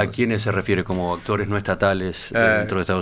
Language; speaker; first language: Spanish; native; Spanish